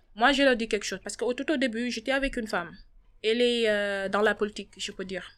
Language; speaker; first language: French; non-native, local second language; Wolof